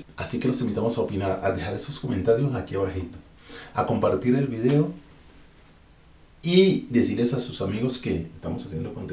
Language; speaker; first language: Spanish; native; Spanish